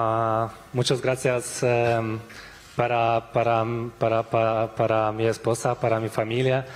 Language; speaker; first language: Spanish; non-native, learner; Polish